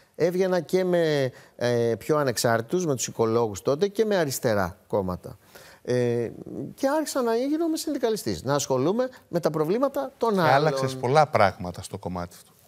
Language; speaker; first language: Greek; native; Greek